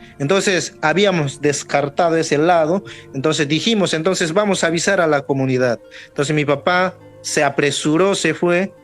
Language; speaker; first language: Spanish; non-native, local second language; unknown